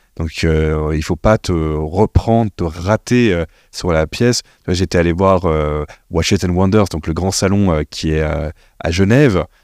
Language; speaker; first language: French; native; French